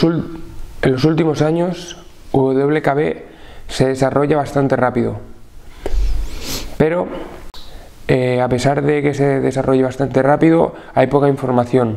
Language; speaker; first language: Spanish; non-native, fluent; Russian